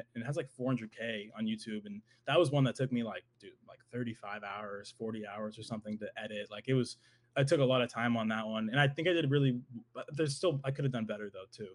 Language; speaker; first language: English; native; English